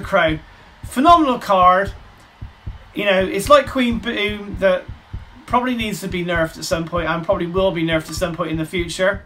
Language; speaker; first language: English; native; English